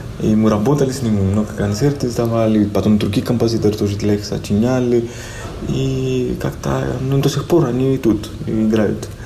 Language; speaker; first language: Russian; non-native, fluent; Greek